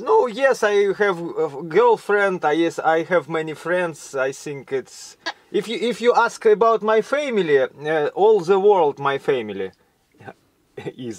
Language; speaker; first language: English; non-native, learner; Russian